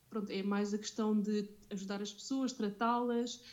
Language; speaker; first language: Portuguese; early bilingual, other home language; Romanian